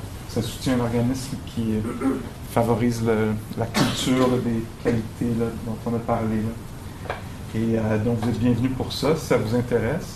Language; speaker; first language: French; native; French